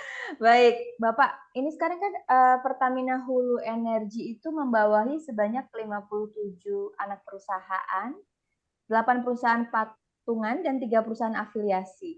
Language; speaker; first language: Indonesian; native; Indonesian